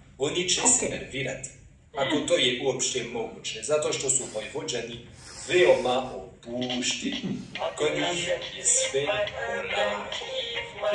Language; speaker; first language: Serbian; non-native, fluent; French